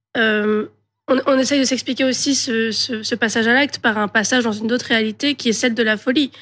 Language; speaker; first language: French; native; French